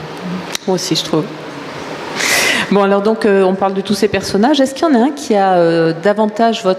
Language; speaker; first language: French; native; French